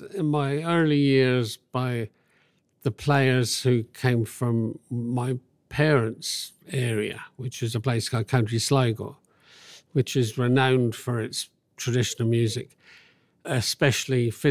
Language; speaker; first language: English; native; English